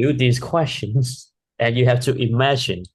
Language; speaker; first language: English; non-native, fluent; Vietnamese